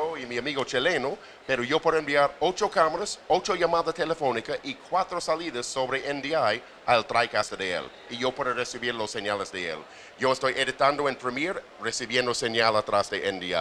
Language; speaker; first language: Spanish; non-native, fluent; English